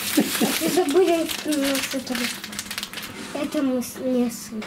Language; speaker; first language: Russian; early bilingual, heritage; Russian